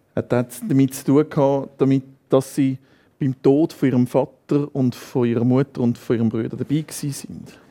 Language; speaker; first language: German; native; German